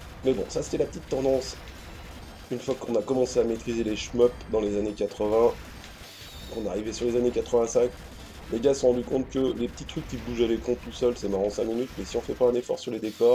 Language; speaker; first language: French; native; French